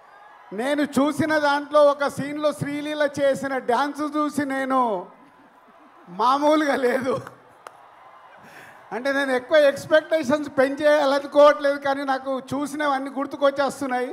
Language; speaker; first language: Telugu; native; Telugu